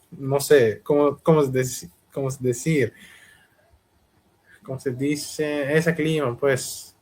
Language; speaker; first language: Spanish; non-native, learner; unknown